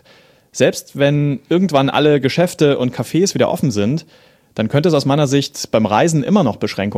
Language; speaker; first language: German; native; German